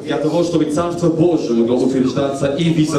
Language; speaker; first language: Russian; native; Russian